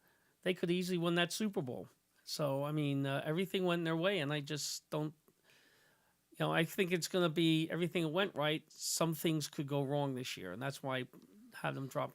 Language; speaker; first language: English; native; English